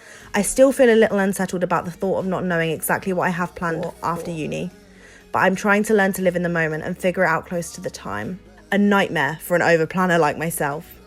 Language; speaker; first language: English; native; English